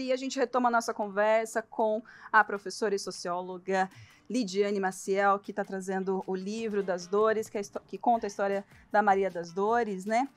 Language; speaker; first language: Portuguese; native; Portuguese